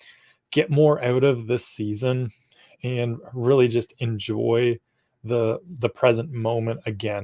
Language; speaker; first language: English; native; English